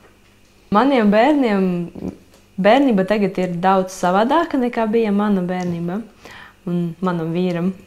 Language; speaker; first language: Latvian; non-native, local second language; Russian